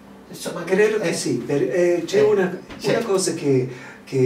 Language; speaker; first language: Italian; non-native, fluent; English